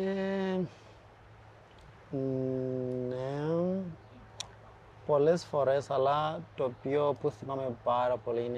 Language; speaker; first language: Greek; non-native, fluent; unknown